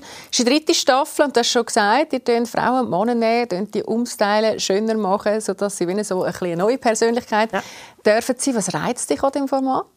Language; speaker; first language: German; native; German